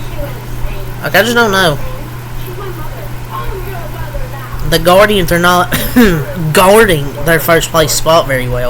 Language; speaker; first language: English; native; English